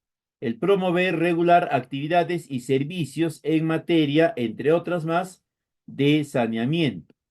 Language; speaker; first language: Spanish; native; Spanish